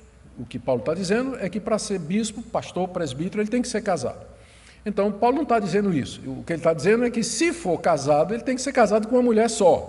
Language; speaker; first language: Portuguese; native; Portuguese